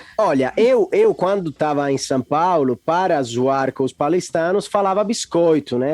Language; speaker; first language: Portuguese; non-native, fluent; Italian